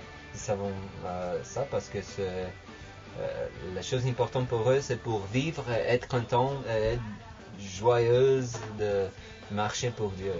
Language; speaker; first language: French; non-native, fluent; English